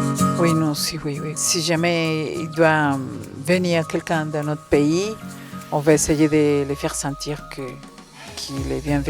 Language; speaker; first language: French; non-native, fluent; Spanish